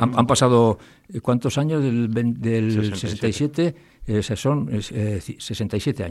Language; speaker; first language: Spanish; native; Spanish